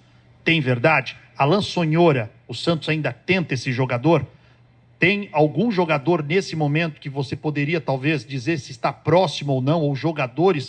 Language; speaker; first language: Portuguese; native; Portuguese